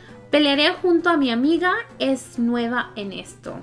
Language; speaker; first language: Spanish; early bilingual, heritage; Spanish